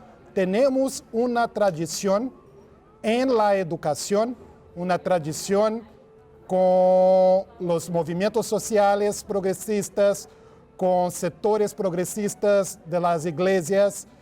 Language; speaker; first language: Spanish; non-native, fluent; Portuguese